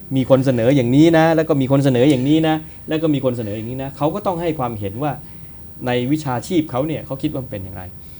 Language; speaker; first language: Thai; native; Thai